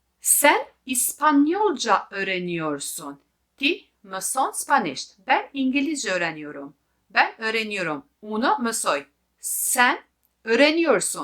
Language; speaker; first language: Turkish; non-native, fluent; Albanian